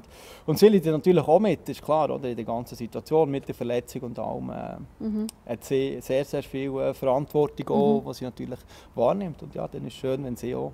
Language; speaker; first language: German; native; German